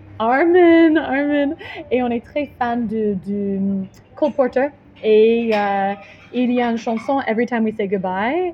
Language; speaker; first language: French; non-native, fluent; English